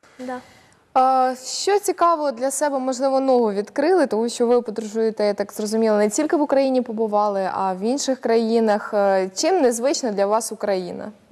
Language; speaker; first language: Ukrainian; native; Ukrainian